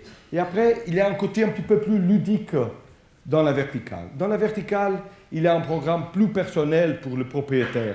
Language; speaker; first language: French; non-native, fluent; Portuguese